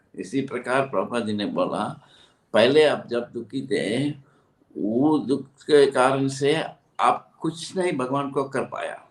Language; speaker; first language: Hindi; non-native, local second language; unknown